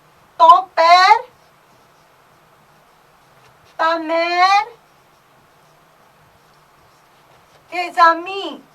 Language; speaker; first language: French; non-native, fluent; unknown